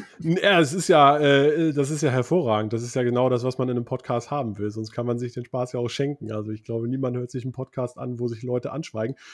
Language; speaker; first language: German; early bilingual, other home language; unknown